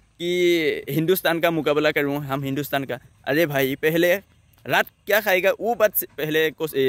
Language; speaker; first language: Hindi; non-native, local second language; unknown